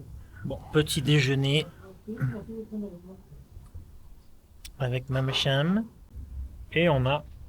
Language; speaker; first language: French; native; French